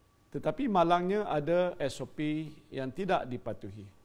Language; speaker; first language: Malay; native; Malay